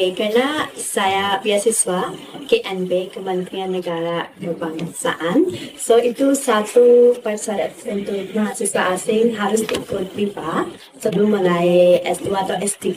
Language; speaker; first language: Indonesian; non-native, fluent; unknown